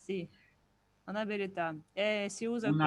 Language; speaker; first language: Italian; non-native, learner; Russian